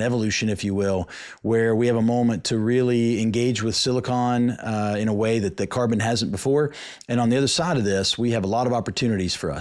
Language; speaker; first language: English; native; English